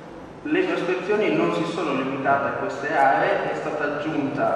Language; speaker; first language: Italian; native; Italian